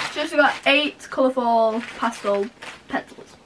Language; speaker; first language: English; native; English